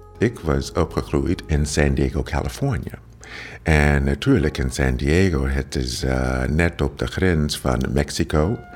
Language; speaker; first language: Dutch; non-native, learner; English